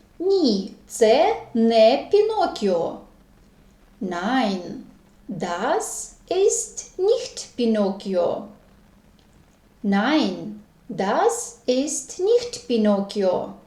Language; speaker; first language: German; non-native, fluent; Ukrainian